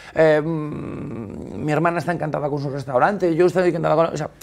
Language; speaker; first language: Spanish; native; Spanish